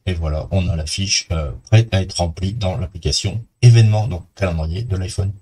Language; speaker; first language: French; native; French